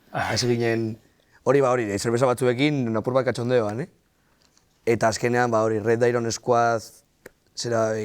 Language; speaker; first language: Basque; non-native, local second language; Spanish